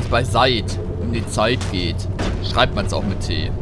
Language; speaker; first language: German; native; German